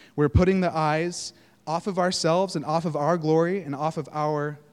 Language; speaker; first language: English; native; English